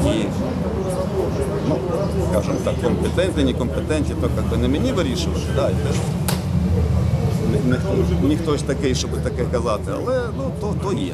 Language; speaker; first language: Ukrainian; native; Ukrainian